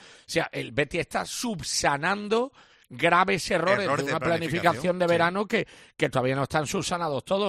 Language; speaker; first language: Spanish; native; Spanish